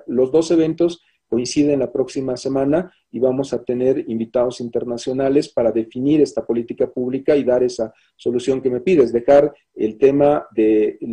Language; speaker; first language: Spanish; native; Spanish